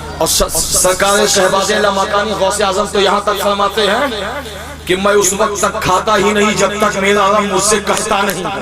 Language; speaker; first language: Urdu; native; Urdu